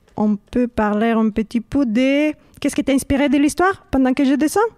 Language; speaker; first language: French; non-native, learner; Spanish